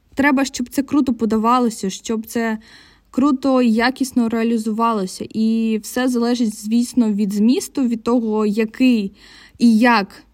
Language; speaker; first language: Ukrainian; non-native, local second language; Russian